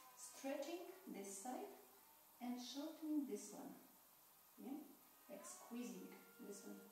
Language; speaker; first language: English; non-native, fluent; Polish